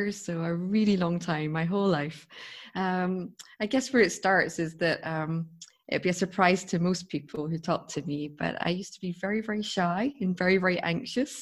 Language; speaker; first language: English; native; English